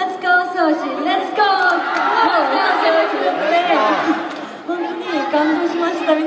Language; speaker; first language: Japanese; non-native, learner; Korean